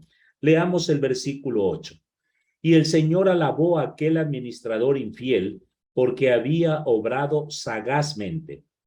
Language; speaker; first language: Spanish; native; Spanish